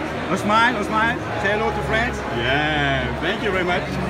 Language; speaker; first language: English; non-native, learner; French